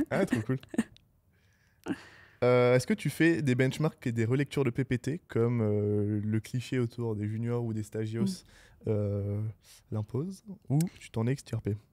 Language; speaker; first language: French; native; French